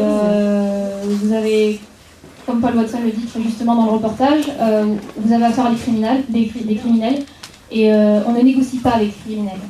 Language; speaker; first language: French; native; French